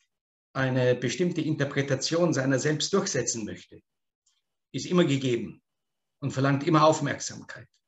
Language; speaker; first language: German; native; German